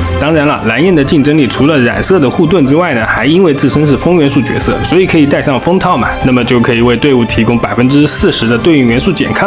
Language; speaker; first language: Chinese; native; Chinese